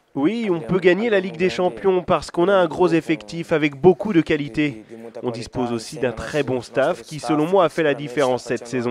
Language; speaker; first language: French; native; French